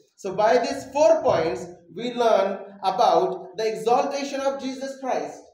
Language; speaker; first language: English; non-native, local second language; Marathi